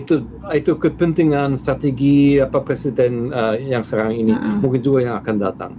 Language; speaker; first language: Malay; non-native, fluent; German